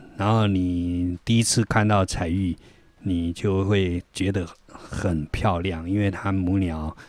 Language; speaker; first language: Chinese; non-native, local second language; Min Nan Chinese